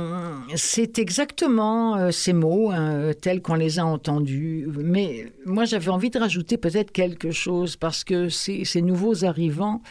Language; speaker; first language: French; native; French